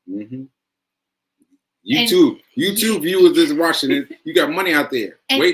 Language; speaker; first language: English; native; English